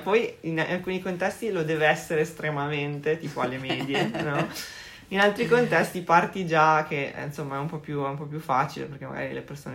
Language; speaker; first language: Italian; native; Italian